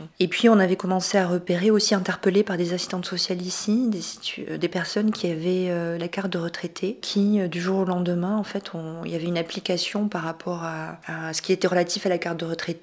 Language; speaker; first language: French; native; French